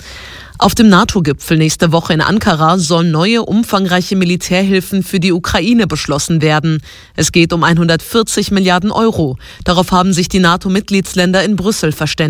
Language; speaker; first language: German; native; German